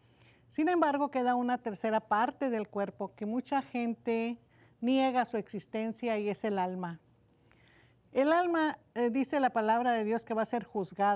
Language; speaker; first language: Spanish; native; Spanish